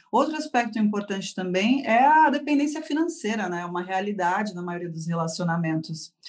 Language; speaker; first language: Portuguese; native; Portuguese